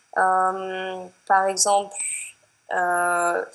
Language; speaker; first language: French; native; French